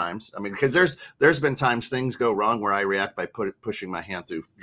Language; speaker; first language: English; native; English